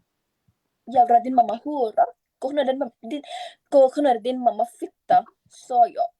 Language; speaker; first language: Swedish; non-native, learner; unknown